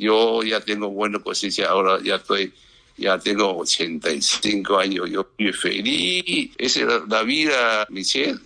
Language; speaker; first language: Spanish; non-native, learner; Chinese